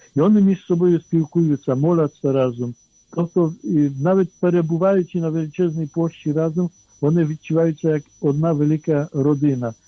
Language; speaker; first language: Ukrainian; non-native, fluent; Polish